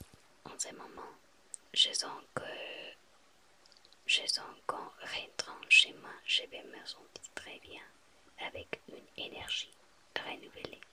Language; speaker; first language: French; non-native, fluent; Spanish